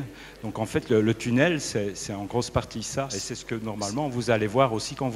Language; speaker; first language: French; native; French